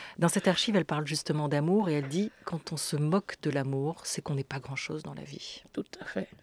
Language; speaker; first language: French; native; French